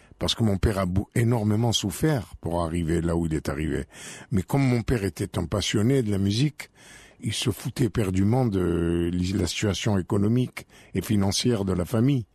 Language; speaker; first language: French; native; French